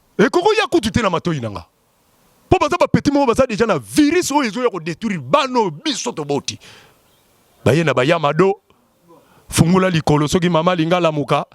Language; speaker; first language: Lingala; non-native, local second language; Kongo